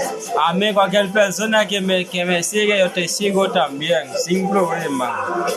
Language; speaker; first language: Spanish; non-native, learner; Haitian Creole